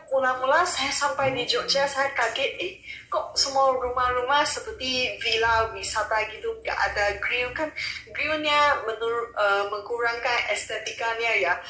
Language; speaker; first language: Malay; non-native, local second language; Chinese